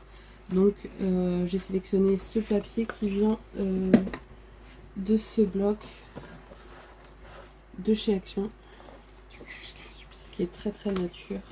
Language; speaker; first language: French; native; French